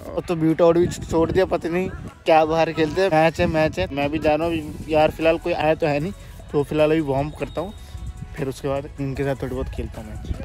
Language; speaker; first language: Hindi; non-native, local second language; Bangla